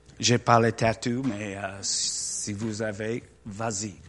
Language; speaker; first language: French; non-native, learner; English